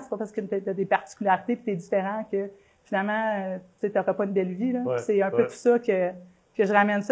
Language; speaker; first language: French; native; French